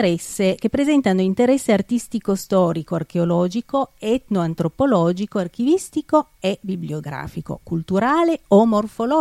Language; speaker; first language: Italian; native; Italian